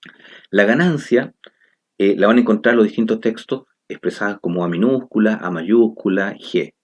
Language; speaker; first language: Spanish; native; Spanish